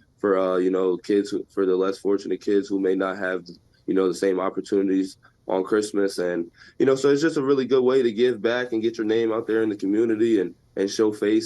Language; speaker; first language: English; native; English